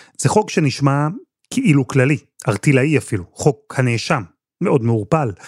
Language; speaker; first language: Hebrew; native; Hebrew